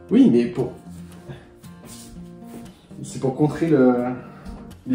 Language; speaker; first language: French; native; French